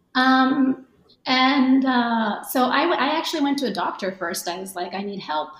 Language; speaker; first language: English; early bilingual, other home language; Japanese